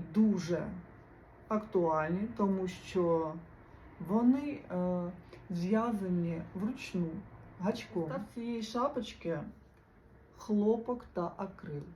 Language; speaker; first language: Ukrainian; non-native, local second language; Russian